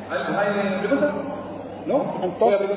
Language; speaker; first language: Spanish; non-native, fluent; Arabic